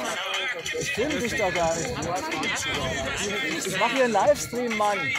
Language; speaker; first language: German; native; German